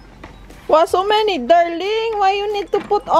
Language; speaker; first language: English; non-native, learner; Filipino